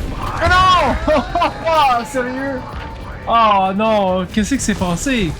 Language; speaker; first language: French; native; French